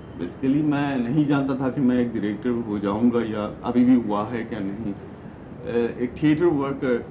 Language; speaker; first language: Hindi; non-native, local second language; Manipuri